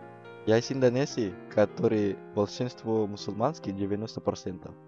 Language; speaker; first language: Russian; non-native, learner; Indonesian